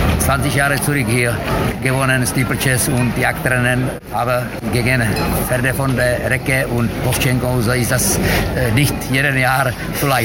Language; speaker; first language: German; non-native, learner; Czech